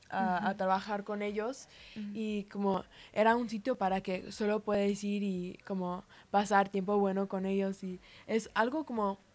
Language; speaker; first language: Spanish; early bilingual, heritage; Spanish